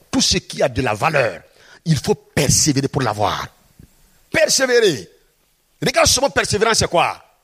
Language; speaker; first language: French; non-native, local second language; Mossi